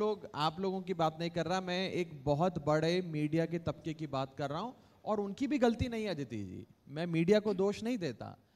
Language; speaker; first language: Hindi; native; Hindi